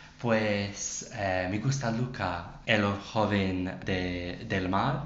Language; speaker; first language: Spanish; non-native, learner; English